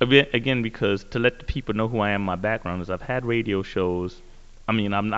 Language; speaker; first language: English; native; English